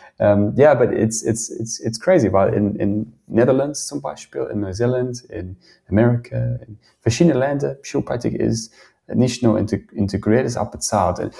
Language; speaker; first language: German; non-native, fluent; English